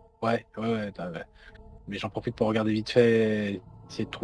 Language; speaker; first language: French; native; French